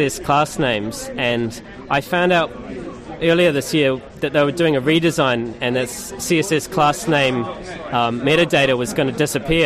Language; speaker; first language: English; native; English